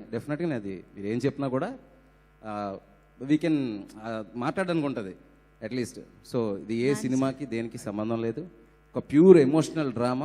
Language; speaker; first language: Telugu; native; Telugu